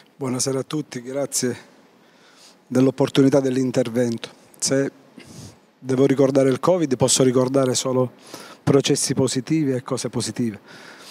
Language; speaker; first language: Italian; native; Italian